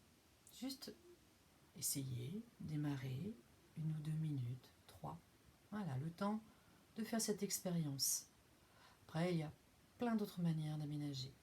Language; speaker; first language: French; native; French